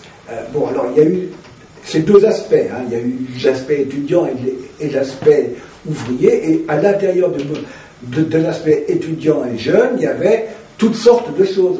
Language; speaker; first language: French; native; French